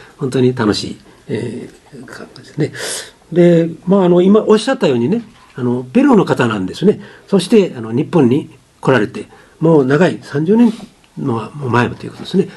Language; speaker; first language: Japanese; native; Japanese